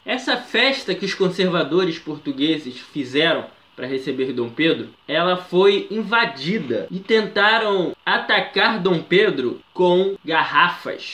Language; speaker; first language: Portuguese; native; Portuguese